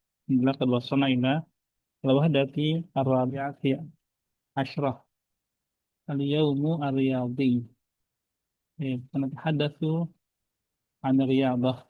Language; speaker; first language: Arabic; non-native, fluent; Indonesian